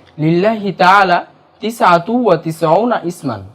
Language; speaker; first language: Arabic; non-native, learner; Bangla